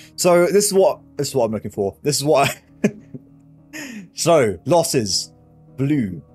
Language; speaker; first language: English; native; English